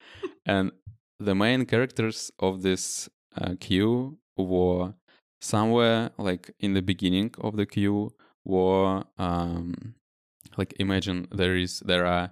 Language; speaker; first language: English; non-native, fluent; Russian